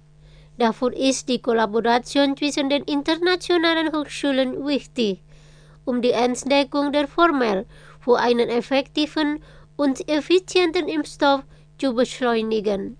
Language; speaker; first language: German; non-native, fluent; Indonesian